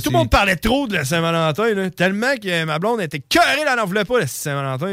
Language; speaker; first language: French; native; French